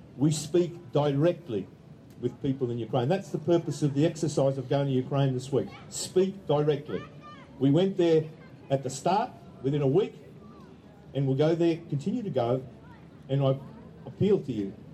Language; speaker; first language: English; early bilingual, other home language; Ukrainian